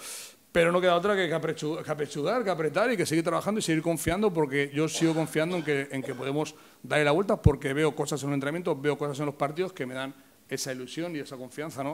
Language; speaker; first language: Spanish; native; Spanish